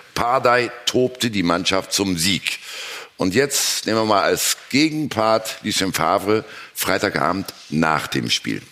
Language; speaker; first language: German; native; German